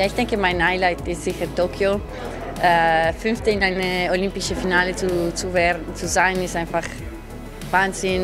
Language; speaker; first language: German; non-native, local second language; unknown